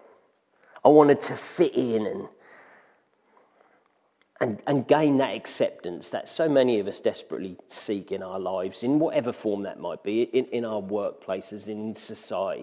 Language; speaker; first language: English; native; English